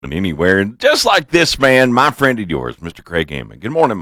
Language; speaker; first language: English; native; English